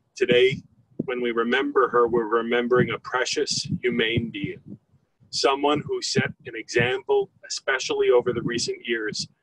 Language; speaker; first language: English; native; English